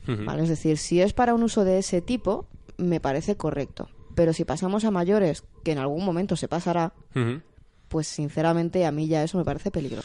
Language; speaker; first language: Spanish; native; Spanish